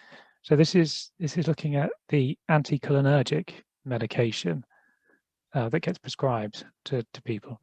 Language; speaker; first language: English; native; English